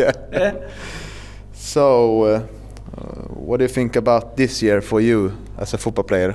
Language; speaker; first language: English; non-native, fluent; Swedish